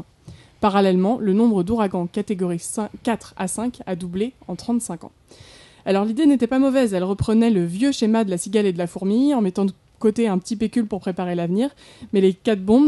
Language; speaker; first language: French; native; French